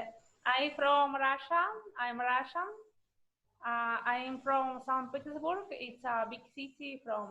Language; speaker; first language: English; non-native, learner; Russian